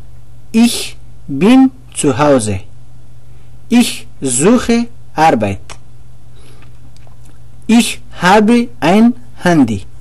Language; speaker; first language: German; non-native, learner; Pashto